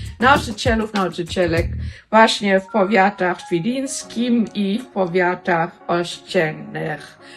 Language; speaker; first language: Polish; non-native, learner; German